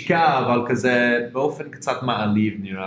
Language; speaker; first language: Hebrew; non-native, fluent; English